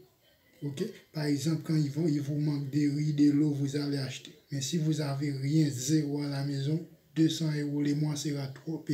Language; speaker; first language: French; non-native, fluent; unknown